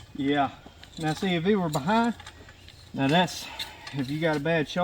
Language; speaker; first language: English; native; English